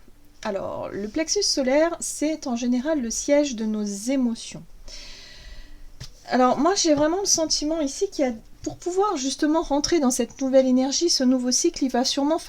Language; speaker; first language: French; native; French